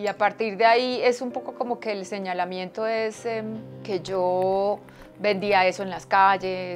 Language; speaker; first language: Spanish; native; Spanish